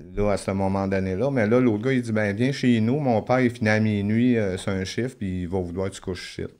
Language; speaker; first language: French; native; French